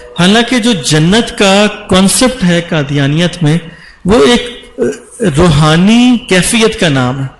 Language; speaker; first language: Urdu; non-native, local second language; Punjabi